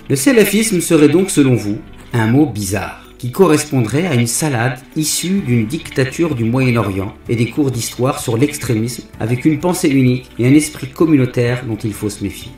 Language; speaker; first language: French; native; French